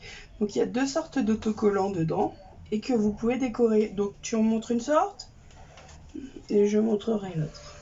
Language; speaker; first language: French; native; French